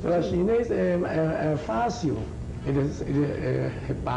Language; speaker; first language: Portuguese; non-native, learner; Chinese